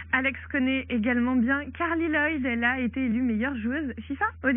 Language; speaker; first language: French; native; French